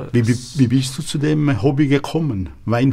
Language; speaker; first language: German; native; German